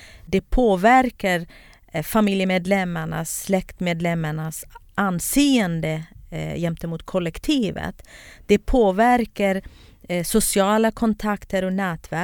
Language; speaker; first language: Swedish; non-native, fluent; Kurdish